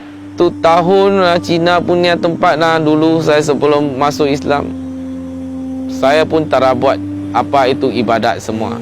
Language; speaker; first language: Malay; non-native, local second language; Chinese